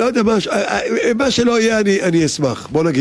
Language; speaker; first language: Hebrew; native; Hebrew